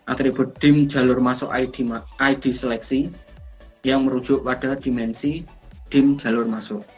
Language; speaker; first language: Indonesian; native; Indonesian